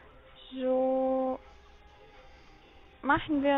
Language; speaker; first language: German; non-native, learner; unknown